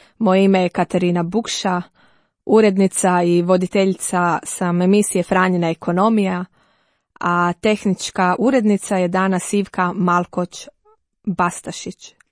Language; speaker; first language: Croatian; native; Croatian